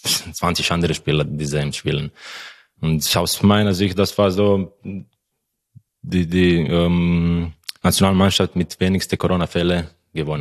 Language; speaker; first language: German; non-native, learner; Croatian